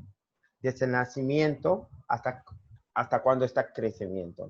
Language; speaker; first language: Spanish; non-native, learner; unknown